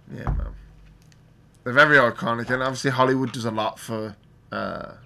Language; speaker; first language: English; native; English